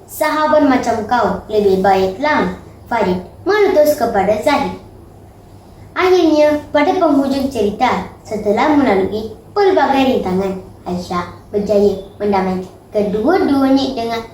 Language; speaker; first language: Malay; non-native, local second language; Tamil